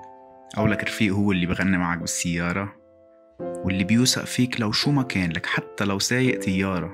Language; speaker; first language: Arabic; native; Arabic